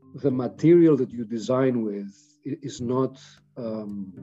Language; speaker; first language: English; non-native, fluent; Greek